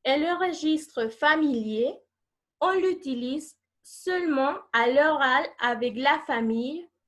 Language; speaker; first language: French; non-native, fluent; Spanish